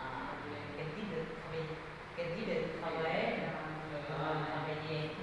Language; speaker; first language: French; non-native, learner; Hmong